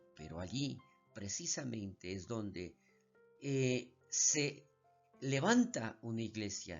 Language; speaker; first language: Spanish; native; Spanish